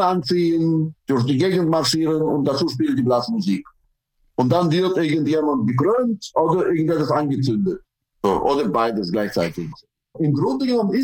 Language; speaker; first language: German; non-native, fluent; Russian